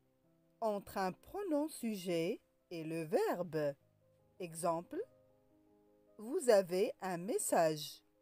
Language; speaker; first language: French; non-native, local second language; Arabic